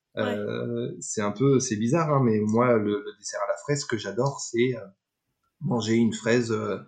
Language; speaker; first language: French; native; French